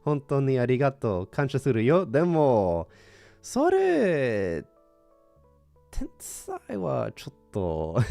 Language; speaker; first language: Japanese; non-native, learner; English